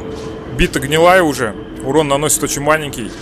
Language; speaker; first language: Russian; native; Russian